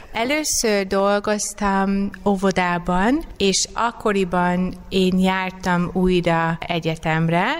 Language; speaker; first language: Hungarian; non-native, fluent; English